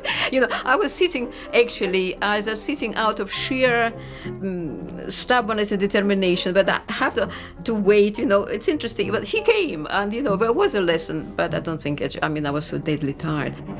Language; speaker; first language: English; non-native, fluent; Russian